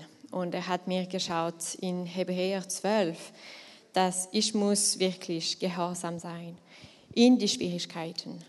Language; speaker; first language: German; non-native, learner; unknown